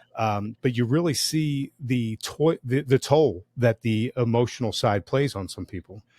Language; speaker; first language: English; native; English